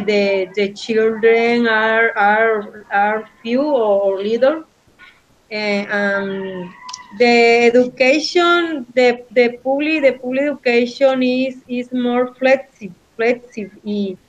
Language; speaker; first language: English; non-native, learner; Spanish